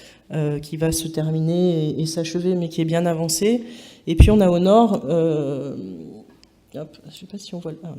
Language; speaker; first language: French; native; French